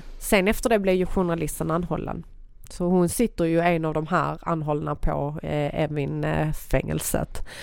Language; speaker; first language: Swedish; early bilingual, other home language; Persian